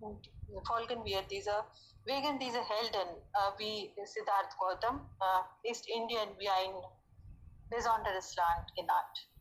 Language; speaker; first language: German; non-native, learner; Hindi